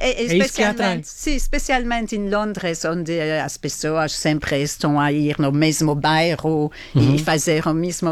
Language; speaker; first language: Portuguese; non-native, fluent; French